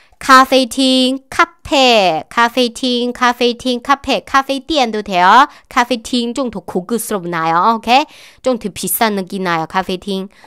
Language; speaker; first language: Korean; non-native, fluent; Chinese